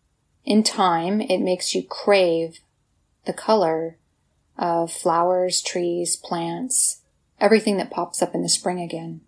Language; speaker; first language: English; native; English